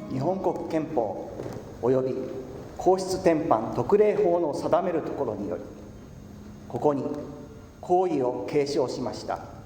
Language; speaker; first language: Japanese; native; Japanese